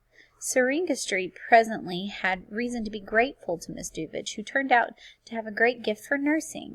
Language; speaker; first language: English; native; English